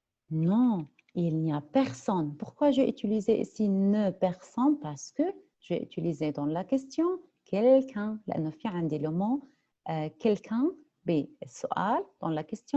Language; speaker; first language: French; non-native, fluent; Arabic